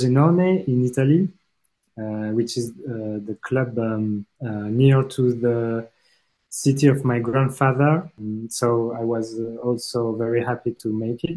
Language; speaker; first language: English; non-native, fluent; French